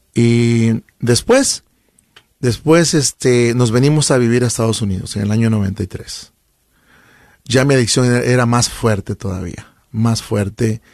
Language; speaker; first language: Spanish; native; Spanish